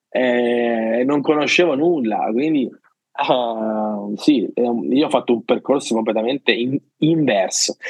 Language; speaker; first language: Italian; native; Italian